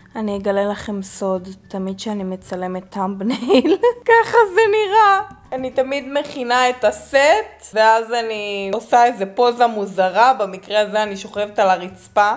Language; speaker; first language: Hebrew; native; Hebrew